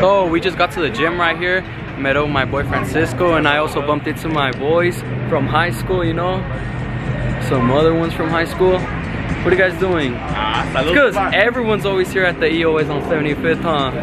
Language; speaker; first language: English; early bilingual, other home language; Spanish